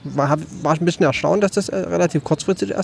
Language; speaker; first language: German; native; German